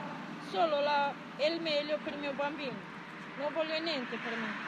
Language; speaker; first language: Italian; non-native, learner; Romanian